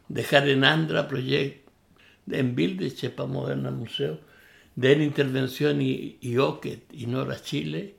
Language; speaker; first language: Swedish; non-native, learner; Spanish